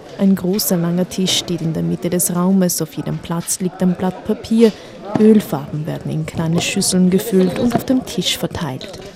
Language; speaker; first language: German; native; German